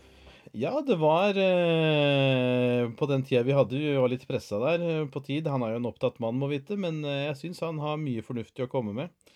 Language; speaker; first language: Norwegian; native; Norwegian